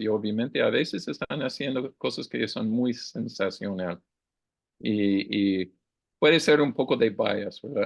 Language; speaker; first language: Spanish; non-native, learner; English